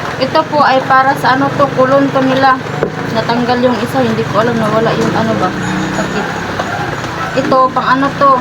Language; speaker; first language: Filipino; non-native, local second language; Cebuano